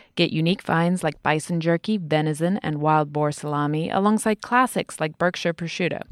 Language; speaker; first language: English; native; English